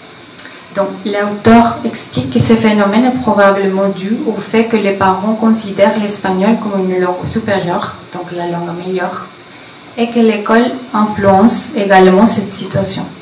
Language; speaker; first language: French; non-native, fluent; Spanish